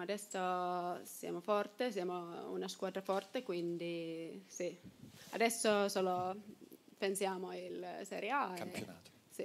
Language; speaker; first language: Italian; non-native, learner; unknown